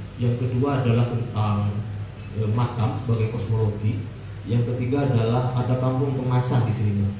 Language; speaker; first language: Indonesian; non-native, local second language; Madurese